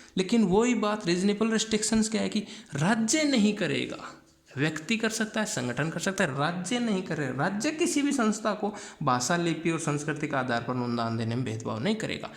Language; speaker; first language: Hindi; native; Hindi